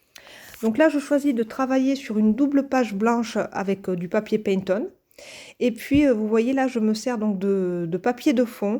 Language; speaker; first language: French; native; French